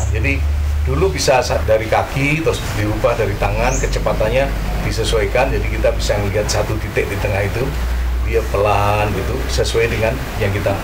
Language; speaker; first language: Indonesian; non-native, local second language; Javanese